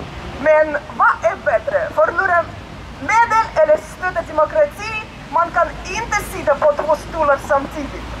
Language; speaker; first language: Swedish; non-native, learner; Russian